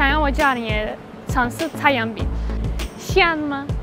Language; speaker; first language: Chinese; non-native, fluent; Turkish